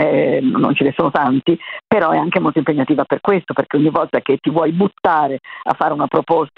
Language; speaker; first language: Italian; native; Italian